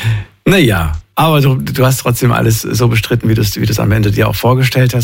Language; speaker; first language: German; native; German